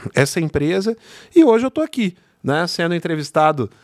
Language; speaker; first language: Portuguese; native; Portuguese